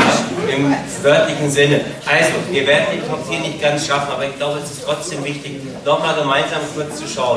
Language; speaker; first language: German; native; German